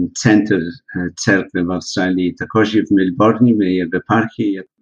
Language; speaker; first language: Ukrainian; early bilingual, heritage; English